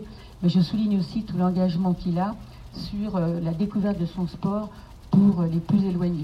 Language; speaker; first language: French; native; French